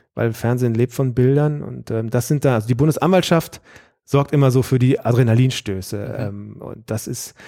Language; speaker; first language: German; native; German